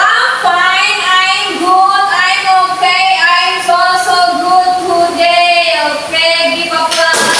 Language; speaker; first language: English; non-native, learner; Indonesian